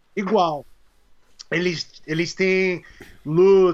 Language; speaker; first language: Portuguese; non-native, learner; English